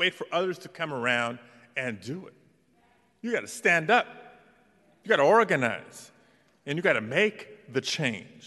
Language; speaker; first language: English; native; English